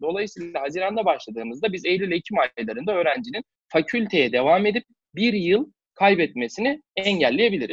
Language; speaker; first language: Turkish; native; Turkish